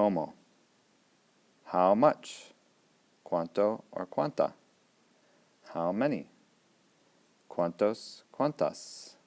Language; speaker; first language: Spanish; non-native, fluent; English